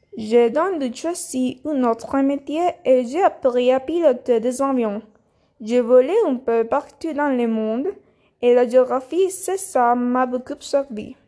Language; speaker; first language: French; non-native, learner; Spanish